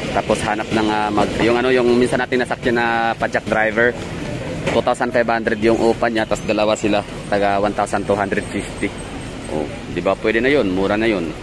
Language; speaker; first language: Filipino; non-native, local second language; Cebuano